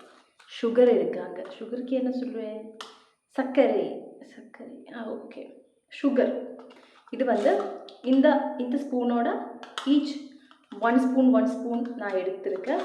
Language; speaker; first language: Tamil; non-native, learner; Malayalam